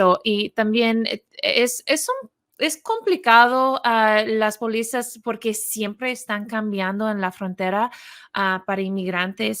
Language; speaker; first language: Spanish; non-native, fluent; English